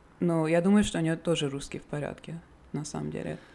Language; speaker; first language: Russian; early bilingual, heritage; Russian